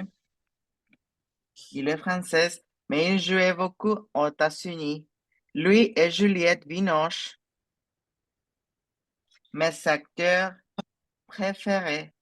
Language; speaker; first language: French; non-native, fluent; Spanish